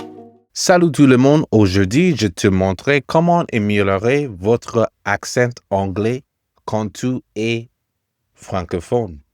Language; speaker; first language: French; non-native, fluent; English